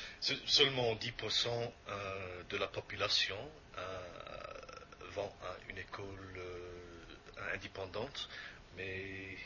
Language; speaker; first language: French; non-native, fluent; English